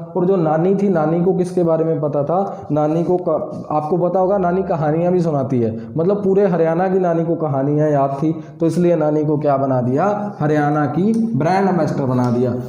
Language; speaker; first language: Hindi; native; Hindi